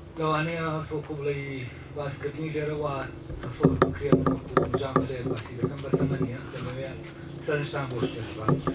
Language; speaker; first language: Central Kurdish; non-native, local second language; Gurani